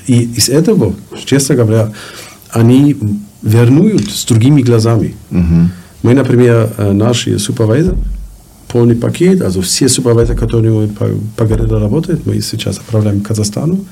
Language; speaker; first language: Russian; non-native, learner; German